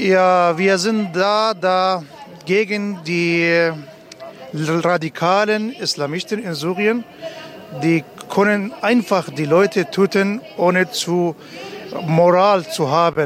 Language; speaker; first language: German; non-native, learner; Kurdish